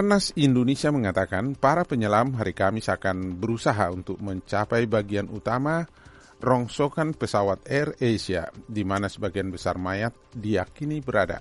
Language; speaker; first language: Indonesian; native; Indonesian